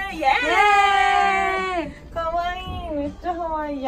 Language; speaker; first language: Japanese; native; Japanese